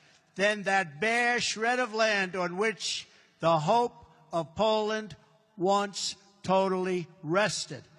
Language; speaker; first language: English; native; English